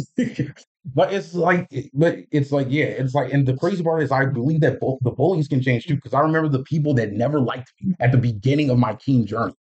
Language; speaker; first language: English; native; English